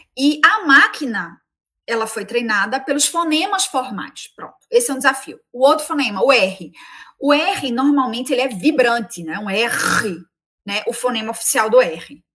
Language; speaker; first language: Portuguese; native; Portuguese